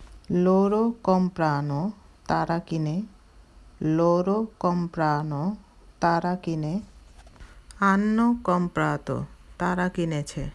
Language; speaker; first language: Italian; non-native, fluent; Bangla